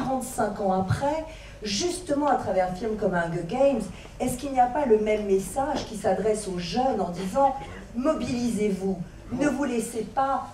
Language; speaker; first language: French; native; French